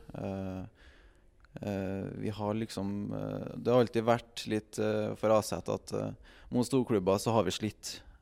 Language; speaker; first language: Norwegian; native; Norwegian